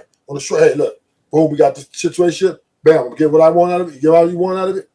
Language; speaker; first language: English; native; English